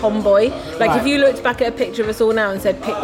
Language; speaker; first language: English; native; English